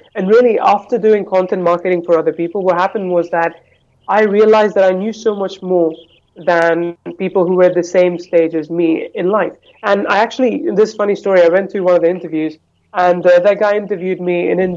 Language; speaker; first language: English; non-native, local second language; Hindi